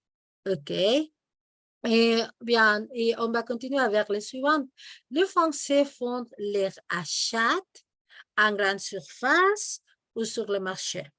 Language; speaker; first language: French; non-native, fluent; Spanish